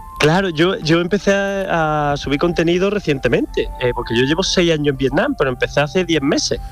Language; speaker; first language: Spanish; native; Spanish